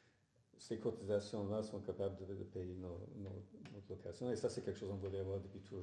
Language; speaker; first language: French; non-native, fluent; English